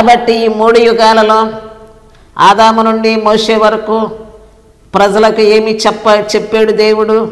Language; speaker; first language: Telugu; native; Telugu